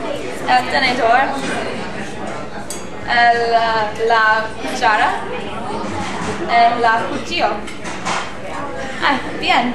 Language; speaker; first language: Spanish; non-native, learner; English